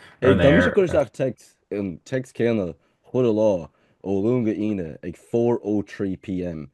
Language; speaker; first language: Irish; native; Irish